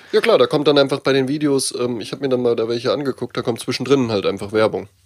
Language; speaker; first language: German; native; German